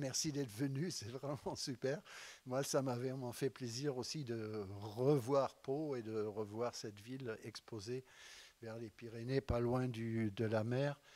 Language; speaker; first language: French; non-native, fluent; German